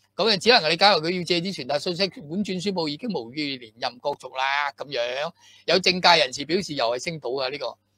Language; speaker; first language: Chinese; non-native, local second language; Cantonese